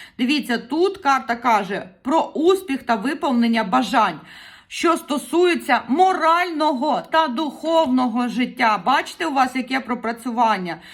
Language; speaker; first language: Ukrainian; non-native, local second language; Russian